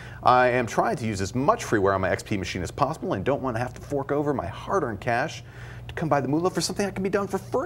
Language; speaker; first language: English; native; English